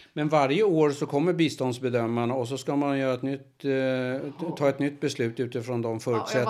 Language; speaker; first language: Swedish; native; Swedish